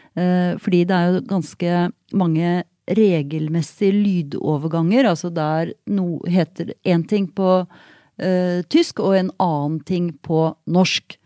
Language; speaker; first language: Norwegian; native; Norwegian